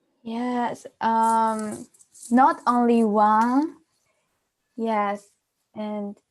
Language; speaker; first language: English; non-native, fluent; Japanese